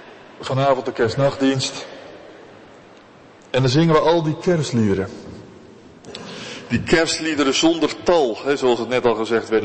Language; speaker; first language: Dutch; native; Dutch